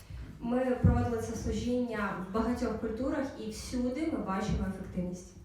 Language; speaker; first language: Ukrainian; native; Ukrainian